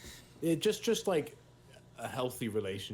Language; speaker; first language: English; native; English